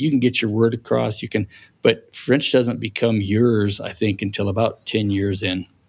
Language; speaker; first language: English; native; English